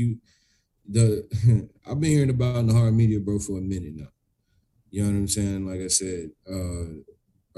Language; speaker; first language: English; native; English